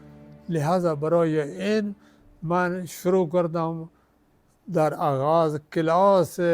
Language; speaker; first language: Persian; non-native, fluent; Urdu